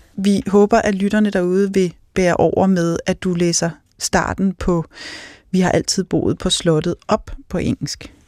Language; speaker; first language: Danish; native; Danish